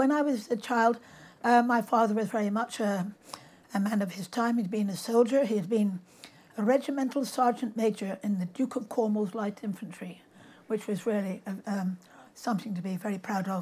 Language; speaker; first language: English; native; English